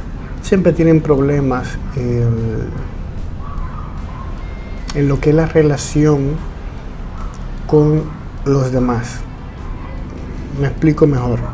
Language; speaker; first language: Spanish; native; Spanish